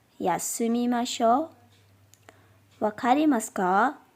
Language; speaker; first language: Japanese; non-native, learner; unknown